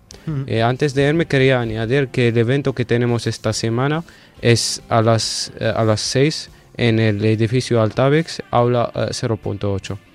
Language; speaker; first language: Spanish; non-native, fluent; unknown